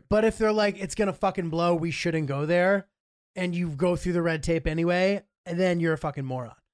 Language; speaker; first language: English; early bilingual, other home language; Italian